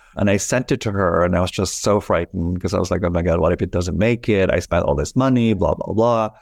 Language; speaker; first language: English; non-native, local second language; Filipino